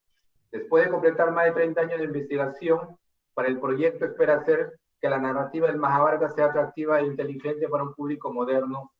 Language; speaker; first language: Spanish; native; Spanish